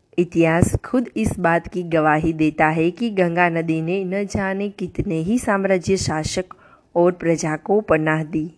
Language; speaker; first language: Hindi; non-native, local second language; Gujarati